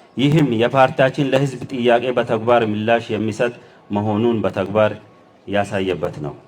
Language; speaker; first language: Amharic; non-native, local second language; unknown